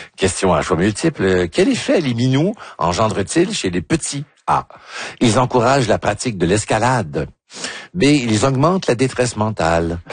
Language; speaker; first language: French; native; French